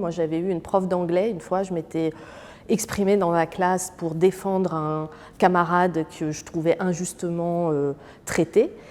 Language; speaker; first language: French; early bilingual, other home language; Arabic